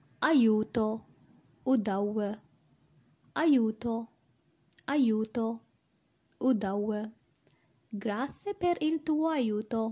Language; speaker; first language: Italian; non-native, fluent; Sinhala